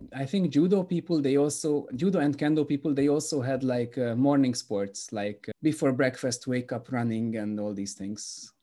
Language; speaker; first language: English; non-native, fluent; Hungarian